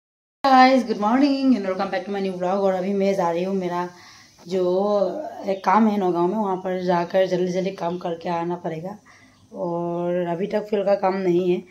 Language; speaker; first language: Hindi; non-native, local second language; Assamese